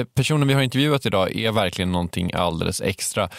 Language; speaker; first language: Swedish; native; Swedish